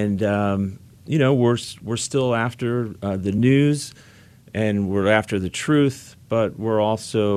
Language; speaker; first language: English; native; English